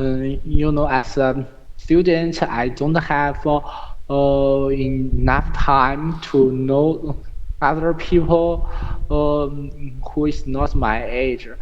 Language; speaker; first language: English; non-native, learner; Chinese